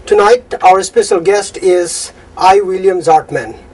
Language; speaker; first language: English; non-native, local second language; Nepali